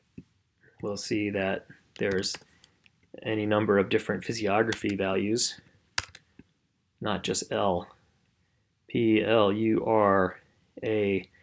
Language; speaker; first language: English; native; English